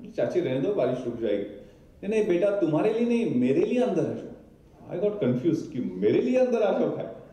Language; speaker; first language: Hindi; non-native, local second language; Marathi